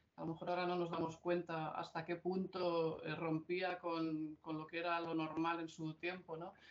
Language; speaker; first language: Spanish; native; Spanish